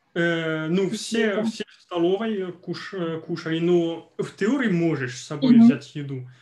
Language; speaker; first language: Russian; non-native, fluent; French